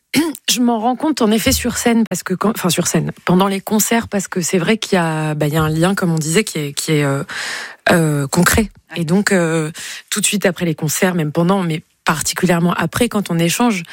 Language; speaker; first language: French; native; French